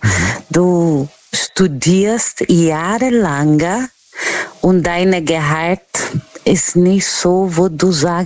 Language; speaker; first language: German; non-native, learner; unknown